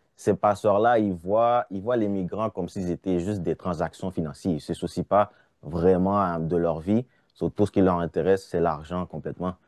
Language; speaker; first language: French; non-native, local second language; Haitian Creole